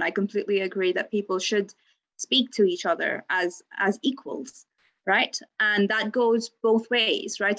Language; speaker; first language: English; non-native, local second language; Bangla